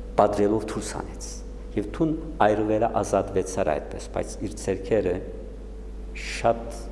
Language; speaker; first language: Armenian; native; Armenian